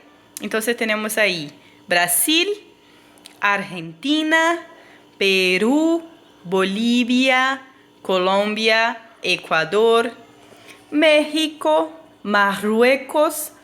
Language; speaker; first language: Spanish; non-native, fluent; Portuguese